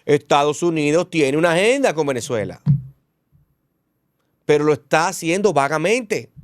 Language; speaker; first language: Spanish; native; Spanish